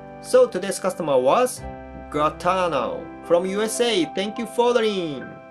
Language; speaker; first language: English; non-native, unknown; Japanese